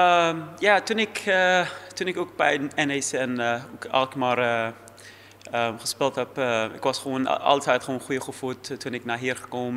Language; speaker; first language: Dutch; non-native, fluent; Persian